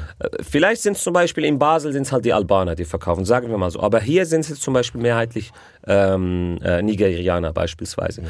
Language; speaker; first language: German; early bilingual, other home language; Arabic